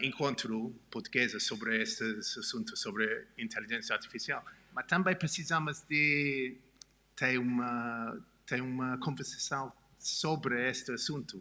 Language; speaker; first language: Portuguese; non-native, learner; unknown